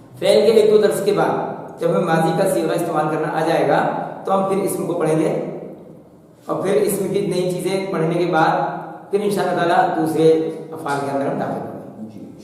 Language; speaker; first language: Urdu; native; Urdu